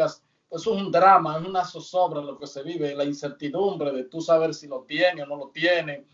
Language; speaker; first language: Spanish; native; Spanish